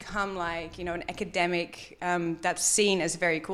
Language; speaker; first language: English; non-native, fluent; Dutch